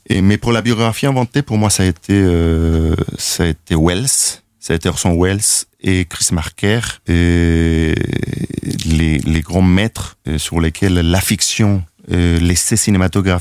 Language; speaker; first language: French; non-native, fluent; Spanish